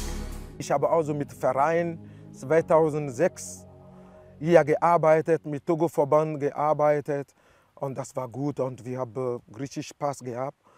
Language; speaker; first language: German; non-native, learner; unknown